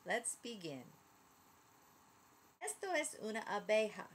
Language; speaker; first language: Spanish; non-native, learner; English